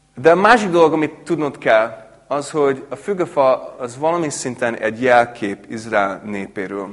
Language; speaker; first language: Hungarian; non-native, fluent; English